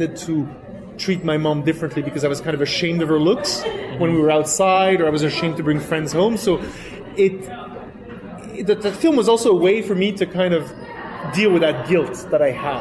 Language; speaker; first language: English; non-native, fluent; French